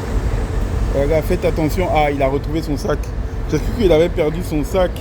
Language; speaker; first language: French; native; French